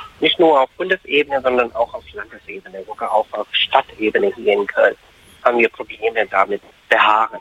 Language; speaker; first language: German; non-native, fluent; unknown